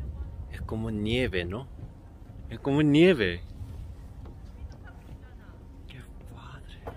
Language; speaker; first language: Spanish; non-native, fluent; Korean